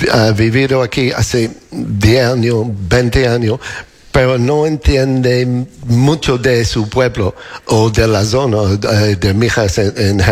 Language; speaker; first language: Spanish; non-native, learner; English